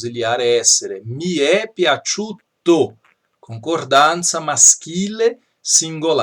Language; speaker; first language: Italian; non-native, fluent; Portuguese